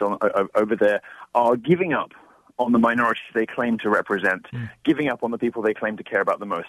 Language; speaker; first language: English; native; English